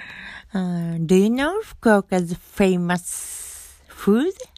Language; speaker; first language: English; non-native, learner; Japanese